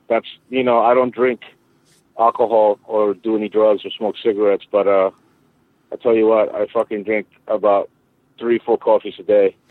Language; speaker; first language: English; early bilingual, other home language; Spanish